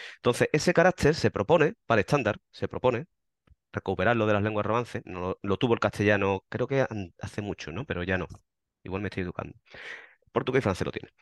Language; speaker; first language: Spanish; native; Spanish